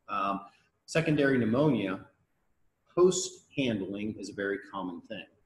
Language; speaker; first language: English; native; English